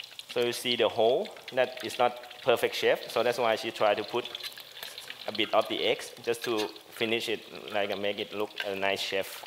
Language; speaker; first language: English; non-native, fluent; Thai